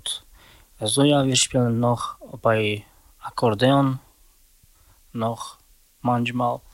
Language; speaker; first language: German; non-native, learner; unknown